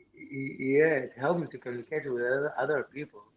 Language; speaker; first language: English; non-native, learner; Arabic